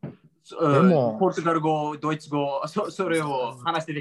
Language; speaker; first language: Japanese; non-native, learner; English